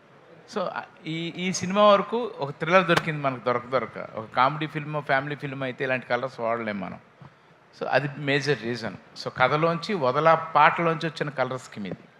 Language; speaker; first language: Telugu; native; Telugu